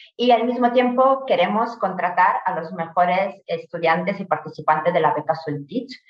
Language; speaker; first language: Spanish; non-native, fluent; Italian